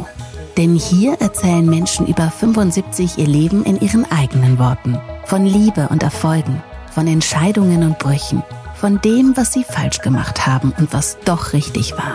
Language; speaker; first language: German; native; German